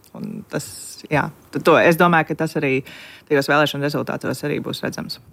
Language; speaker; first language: Latvian; native; Latvian